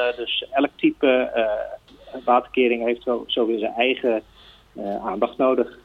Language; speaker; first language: Dutch; native; Dutch